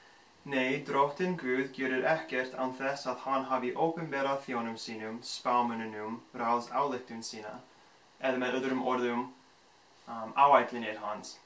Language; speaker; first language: Icelandic; non-native, fluent; English